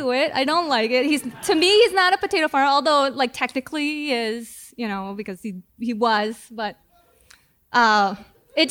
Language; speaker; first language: English; native; English